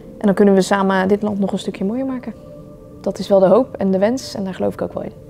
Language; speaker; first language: Dutch; early bilingual, other home language; Vietnamese